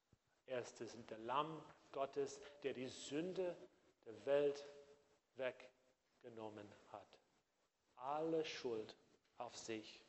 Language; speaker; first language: German; non-native, fluent; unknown